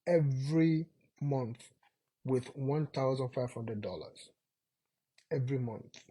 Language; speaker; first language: English; non-native, local second language; Yoruba